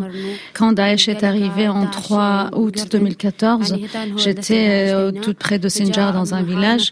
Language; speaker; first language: French; non-native, fluent; Kurdish